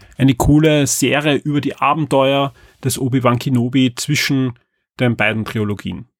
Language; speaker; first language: German; native; German